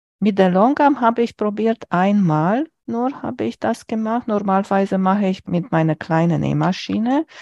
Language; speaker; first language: German; non-native, fluent; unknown